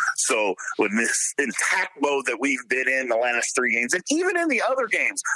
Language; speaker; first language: English; native; English